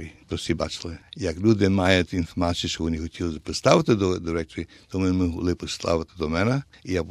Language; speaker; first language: Ukrainian; early bilingual, heritage; Ukrainian